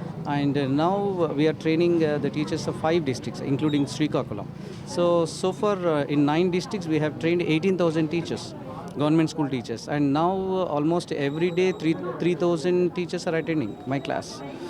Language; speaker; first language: English; non-native, local second language; Telugu